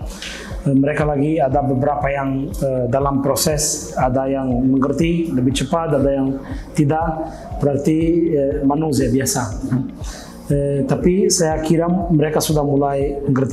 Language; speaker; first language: Indonesian; non-native, fluent; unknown